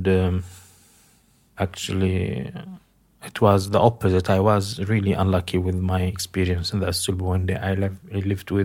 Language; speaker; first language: English; non-native, fluent; Arabic